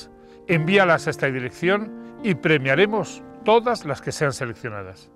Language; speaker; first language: Spanish; native; Spanish